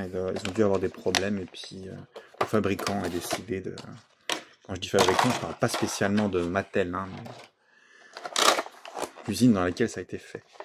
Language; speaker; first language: French; native; French